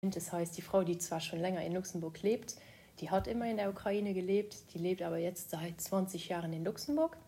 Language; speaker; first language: German; non-native, local second language; Luxembourgish